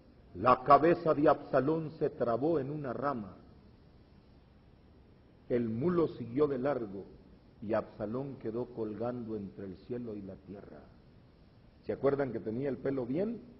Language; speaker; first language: Spanish; native; Spanish